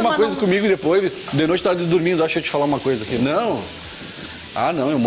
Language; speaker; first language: Portuguese; native; Portuguese